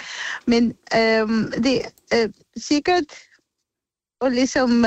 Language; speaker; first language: Danish; non-native, fluent; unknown